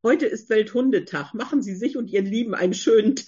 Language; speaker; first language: German; native; German